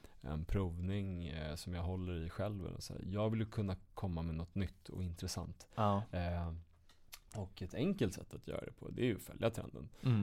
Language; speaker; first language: Swedish; native; Swedish